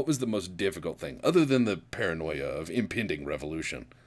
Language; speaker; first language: English; native; English